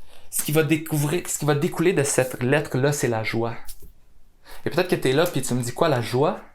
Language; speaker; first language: French; native; French